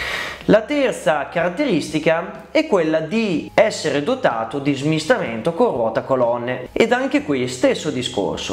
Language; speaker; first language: Italian; native; Italian